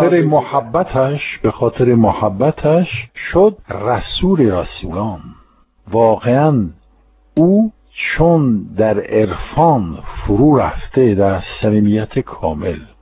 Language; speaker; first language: Persian; non-native, fluent; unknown